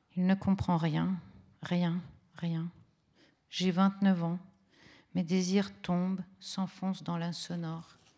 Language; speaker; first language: French; early bilingual, other home language; Italian